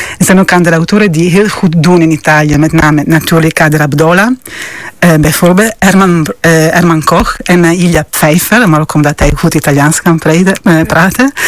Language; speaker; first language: Dutch; non-native, fluent; Italian